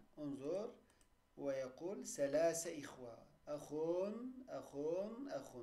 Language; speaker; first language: Arabic; non-native, fluent; Turkish